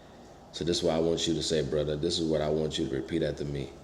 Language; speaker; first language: English; native; English